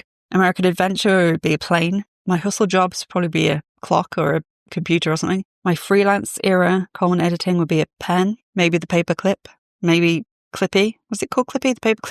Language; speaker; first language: English; native; English